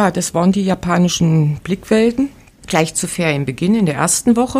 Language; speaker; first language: German; native; German